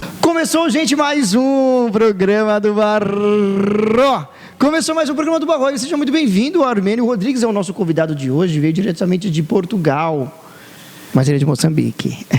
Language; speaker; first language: Portuguese; native; Portuguese